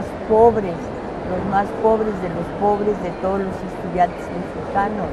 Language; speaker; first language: Spanish; early bilingual, other home language; French